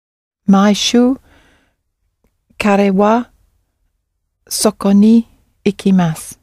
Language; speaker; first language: Japanese; non-native, learner; English